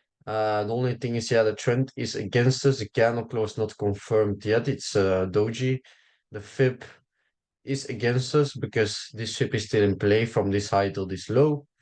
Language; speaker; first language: English; non-native, fluent; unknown